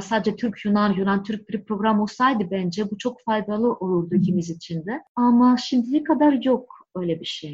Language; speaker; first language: Turkish; non-native, fluent; Greek